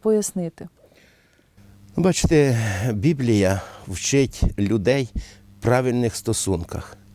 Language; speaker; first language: Ukrainian; native; Ukrainian